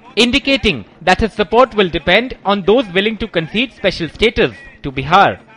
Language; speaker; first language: English; non-native, local second language; Hindi